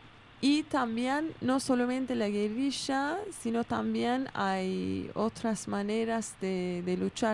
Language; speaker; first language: Spanish; non-native, fluent; Kurdish